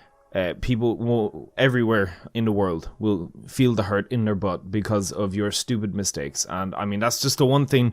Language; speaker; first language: English; native; English